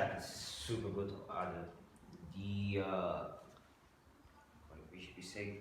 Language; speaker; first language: German; non-native, learner; English